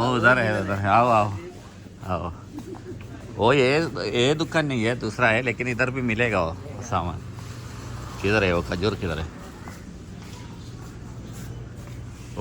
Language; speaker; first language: Hindi; non-native, local second language; Malayalam